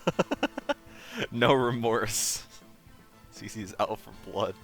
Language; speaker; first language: English; native; English